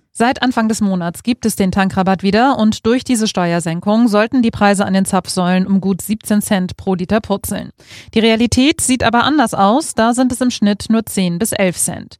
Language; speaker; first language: German; native; German